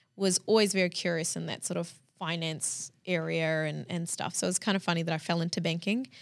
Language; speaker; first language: English; early bilingual, other home language; Hindi